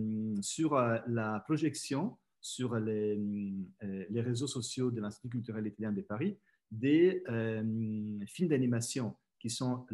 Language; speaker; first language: French; non-native, fluent; Italian